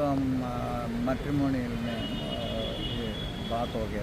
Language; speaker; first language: Hindi; non-native, local second language; Malayalam